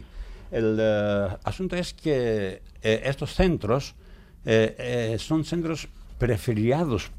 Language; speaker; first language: Spanish; non-native, fluent; Greek